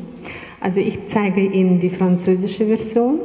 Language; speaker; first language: German; non-native, fluent; Russian